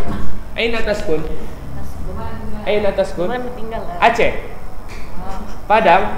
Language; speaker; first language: Arabic; non-native, fluent; Indonesian